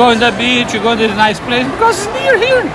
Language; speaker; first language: English; non-native, learner; Portuguese